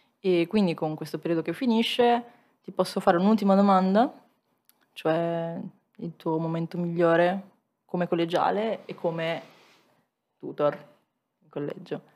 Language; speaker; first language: Italian; native; Italian